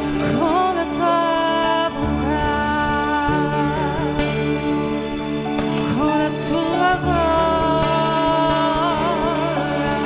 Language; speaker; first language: Italian; non-native, fluent; Portuguese